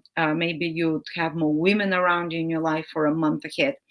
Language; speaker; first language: English; non-native, fluent; Bulgarian